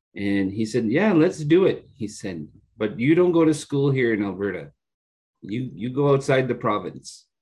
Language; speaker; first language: English; native; English